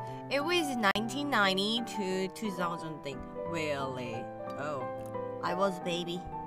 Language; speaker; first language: English; non-native, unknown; Korean